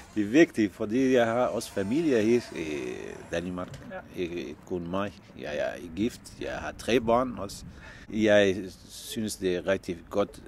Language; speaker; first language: Danish; non-native, learner; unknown